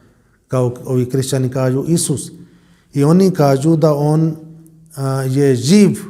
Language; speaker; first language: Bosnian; non-native, learner; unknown